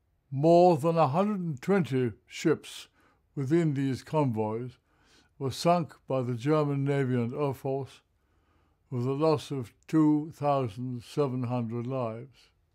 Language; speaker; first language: English; native; English